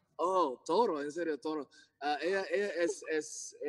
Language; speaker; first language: Spanish; non-native, learner; English